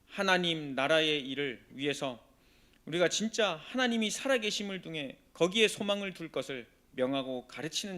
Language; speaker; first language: Korean; native; Korean